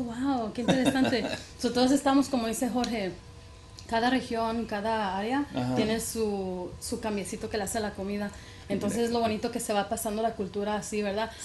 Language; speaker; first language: Spanish; early bilingual, heritage; Spanish